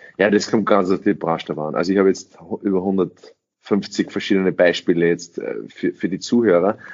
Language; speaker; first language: German; early bilingual, other home language; English